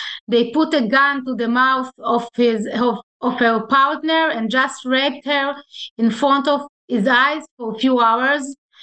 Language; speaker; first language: English; non-native, fluent; Hebrew